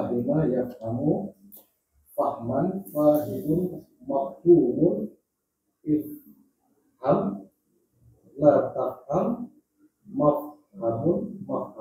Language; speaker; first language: Arabic; non-native, learner; Indonesian